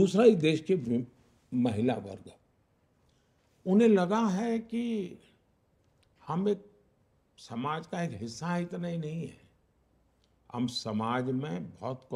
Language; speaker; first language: Hindi; non-native, local second language; Gujarati